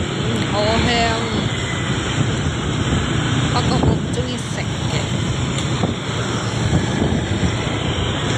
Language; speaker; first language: Cantonese; non-native, fluent; Indonesian